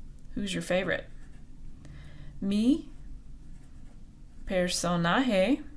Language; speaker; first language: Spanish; non-native, fluent; English